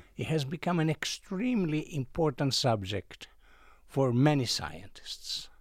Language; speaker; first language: English; non-native, fluent; Greek